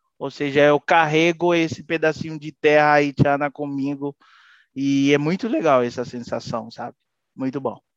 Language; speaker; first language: Portuguese; non-native, fluent; Haitian Creole